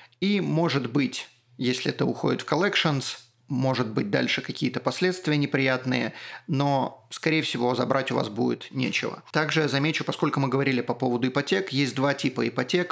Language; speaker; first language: Russian; native; Russian